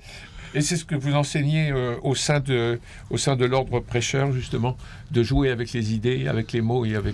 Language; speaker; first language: French; native; French